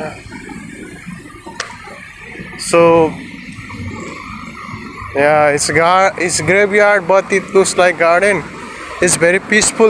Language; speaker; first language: English; non-native, learner; Nepali